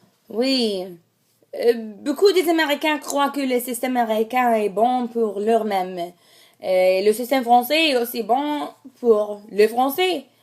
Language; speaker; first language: French; non-native, learner; English